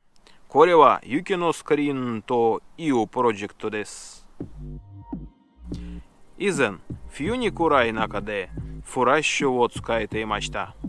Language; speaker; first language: Japanese; non-native, learner; Russian